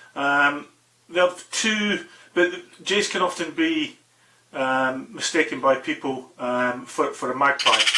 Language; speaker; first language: English; native; English